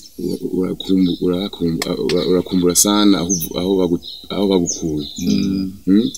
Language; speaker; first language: Rundi; early bilingual, heritage; Rundi